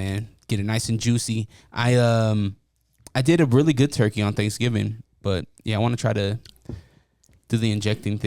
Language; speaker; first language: English; native; English